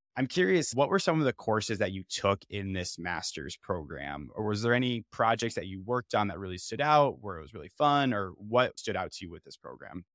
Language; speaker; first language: English; native; English